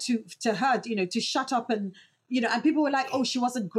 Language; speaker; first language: English; native; English